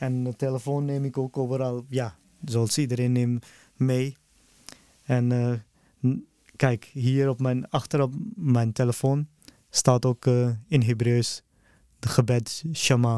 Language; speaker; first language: Dutch; early bilingual, other home language; Urdu